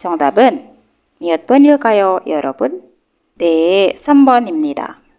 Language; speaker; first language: Korean; non-native, learner; Indonesian